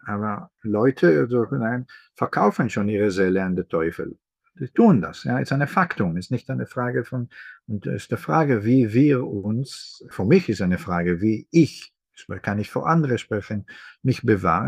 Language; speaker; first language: German; non-native, fluent; Hebrew